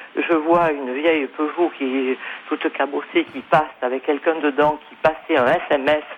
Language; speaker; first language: French; native; French